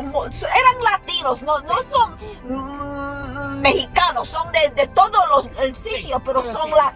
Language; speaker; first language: Spanish; early bilingual, heritage; Spanish